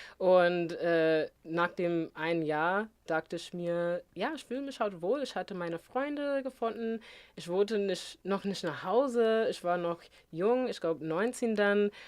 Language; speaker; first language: German; non-native, fluent; English